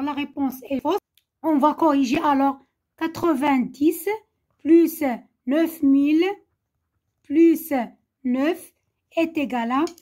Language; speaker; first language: French; non-native, local second language; Arabic